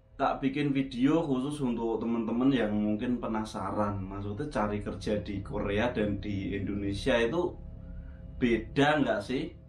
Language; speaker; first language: Indonesian; native; Indonesian